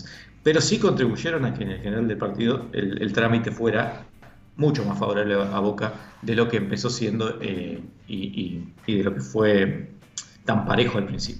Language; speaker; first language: Spanish; native; Spanish